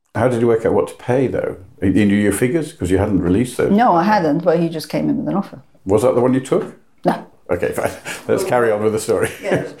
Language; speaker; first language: English; non-native, fluent; Persian